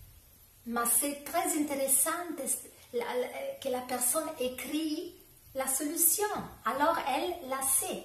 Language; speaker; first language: French; non-native, learner; Italian